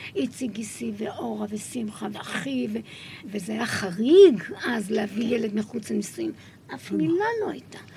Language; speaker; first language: Hebrew; early bilingual, other home language; Arabic